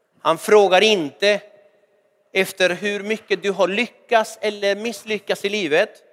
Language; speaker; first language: Swedish; non-native, fluent; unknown